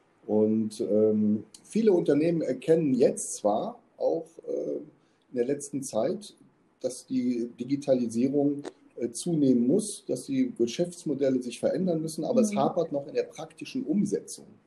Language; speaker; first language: German; native; German